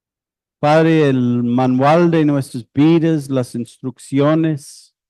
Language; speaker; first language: Spanish; non-native, fluent; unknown